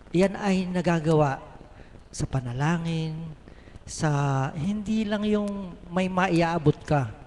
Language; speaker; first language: Filipino; native; Filipino